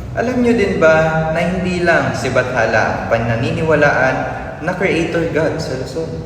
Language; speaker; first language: Filipino; native; Filipino